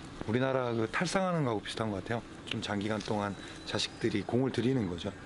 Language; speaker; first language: Korean; native; Korean